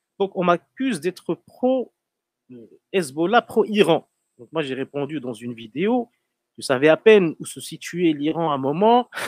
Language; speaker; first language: French; non-native, local second language; Arabic